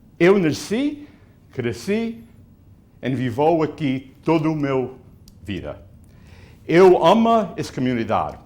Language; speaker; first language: Portuguese; early bilingual, heritage; Portuguese